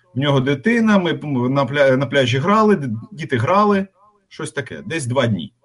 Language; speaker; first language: Ukrainian; native; Ukrainian